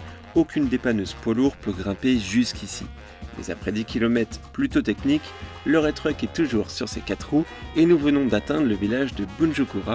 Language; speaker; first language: French; native; French